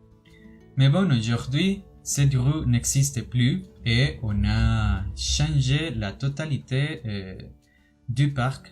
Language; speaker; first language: French; non-native, learner; Spanish